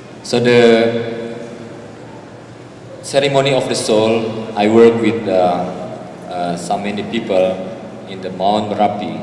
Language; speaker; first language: English; non-native, learner; Indonesian